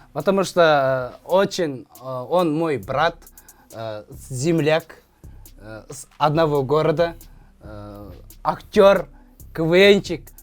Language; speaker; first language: Russian; non-native, local second language; Kazakh